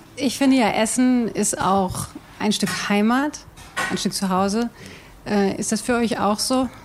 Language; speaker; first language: German; native; German